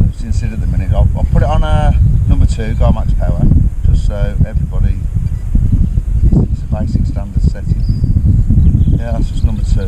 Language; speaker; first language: English; native; English